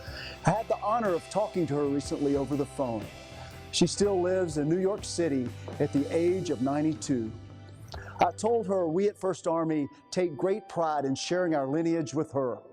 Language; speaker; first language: English; native; English